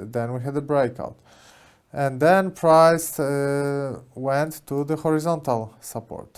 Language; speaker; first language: English; non-native, fluent; Polish